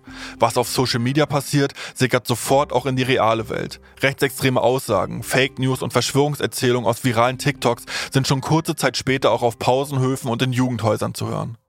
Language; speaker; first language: German; native; German